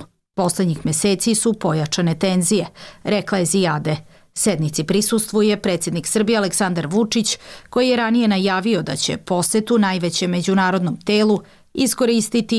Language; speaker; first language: Serbian; native; Serbian